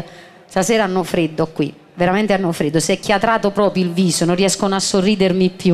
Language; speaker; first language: Italian; native; Italian